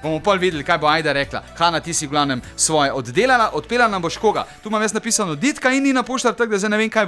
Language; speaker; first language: Slovenian; native; Slovenian